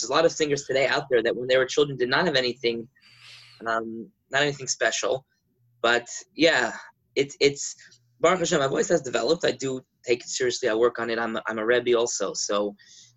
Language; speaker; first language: English; native; English